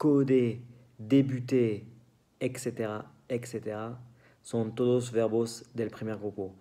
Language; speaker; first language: Spanish; non-native, fluent; French